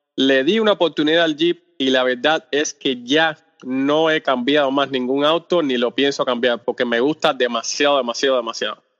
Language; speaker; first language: Spanish; native; Spanish